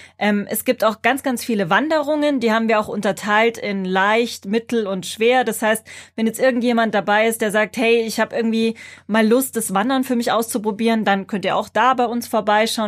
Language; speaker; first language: German; native; German